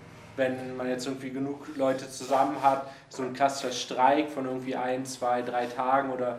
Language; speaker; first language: German; native; German